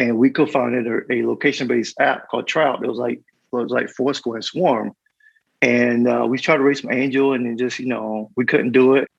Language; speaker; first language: English; native; English